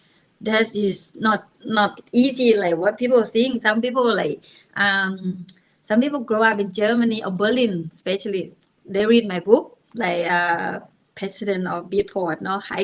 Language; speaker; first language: English; non-native, learner; Thai